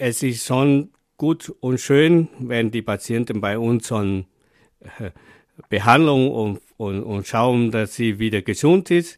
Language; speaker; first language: German; non-native, fluent; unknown